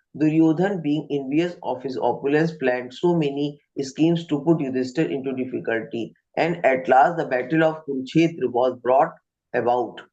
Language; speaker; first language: English; non-native, local second language; Hindi